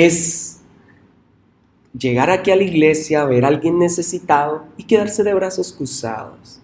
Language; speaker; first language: Spanish; native; Spanish